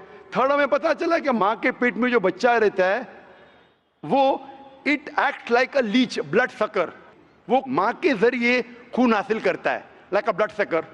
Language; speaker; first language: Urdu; non-native, local second language; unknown